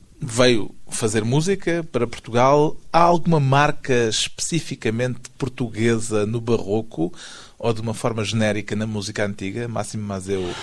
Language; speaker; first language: Portuguese; native; Portuguese